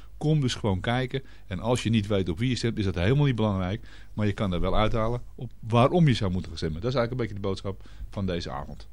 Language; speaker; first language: Dutch; native; Dutch